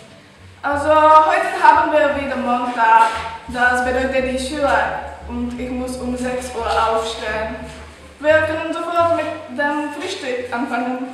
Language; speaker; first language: German; non-native, learner; Czech